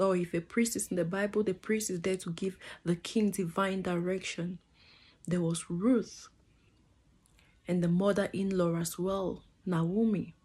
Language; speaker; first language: English; non-native, fluent; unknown